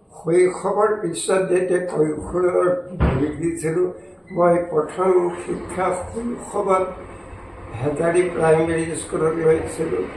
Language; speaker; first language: Assamese; native; Assamese